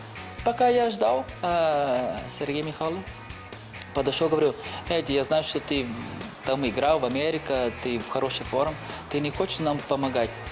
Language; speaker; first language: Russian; non-native, fluent; Portuguese